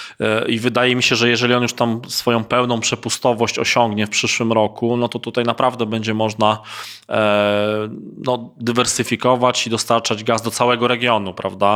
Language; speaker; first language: Polish; native; Polish